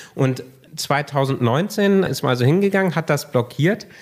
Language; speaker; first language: German; native; German